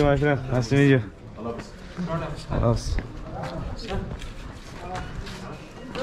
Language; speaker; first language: English; non-native, learner; Turkish